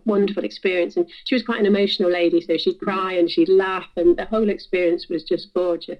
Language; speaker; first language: English; native; English